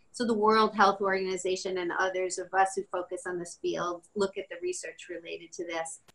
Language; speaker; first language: English; native; English